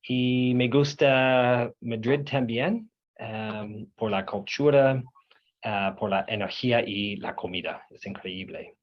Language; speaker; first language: Spanish; non-native, learner; English